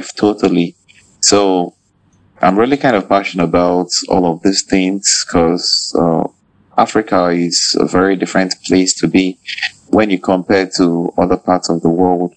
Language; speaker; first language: English; non-native, local second language; Igbo